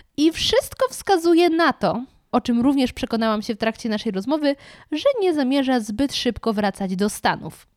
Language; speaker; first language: Polish; native; Polish